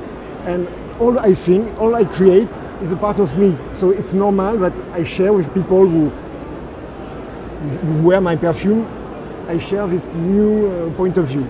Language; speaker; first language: English; non-native, fluent; French